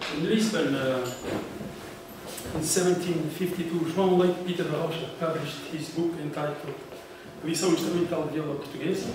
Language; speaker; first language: English; non-native, fluent; Portuguese